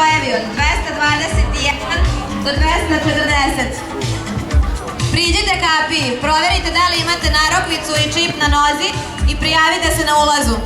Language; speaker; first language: Serbian; native; Serbian